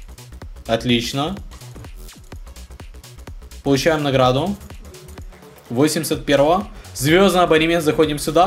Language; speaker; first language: Russian; native; Russian